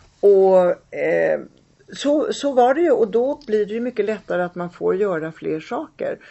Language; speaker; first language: Swedish; early bilingual, other home language; Italian